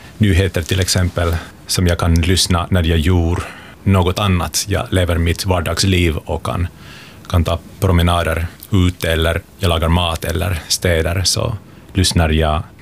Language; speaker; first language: Swedish; non-native, local second language; Finnish